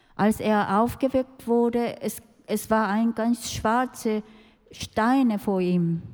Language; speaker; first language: German; non-native, fluent; Korean